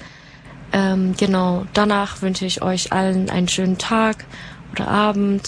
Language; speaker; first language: German; native; German